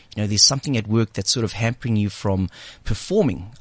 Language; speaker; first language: English; native; English